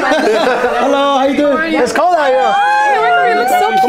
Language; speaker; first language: English; early bilingual, other home language; Spanish